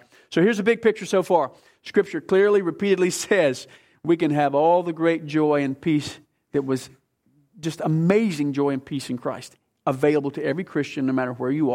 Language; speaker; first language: English; native; English